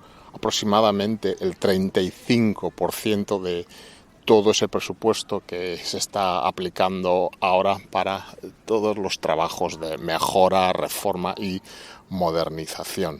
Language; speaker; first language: Spanish; native; Spanish